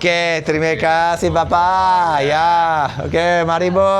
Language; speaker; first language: Indonesian; non-native, fluent; English